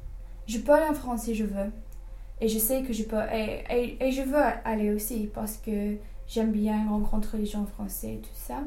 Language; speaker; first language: French; non-native, fluent; English